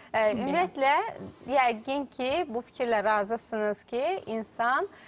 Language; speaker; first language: Azerbaijani; native; Azerbaijani